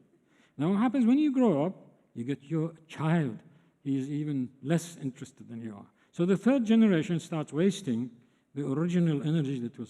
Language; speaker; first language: English; non-native, fluent; Arabic